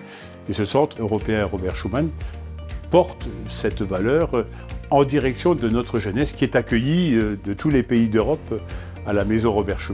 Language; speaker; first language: French; native; French